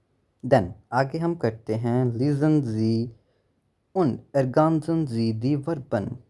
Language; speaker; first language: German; non-native, learner; Hindi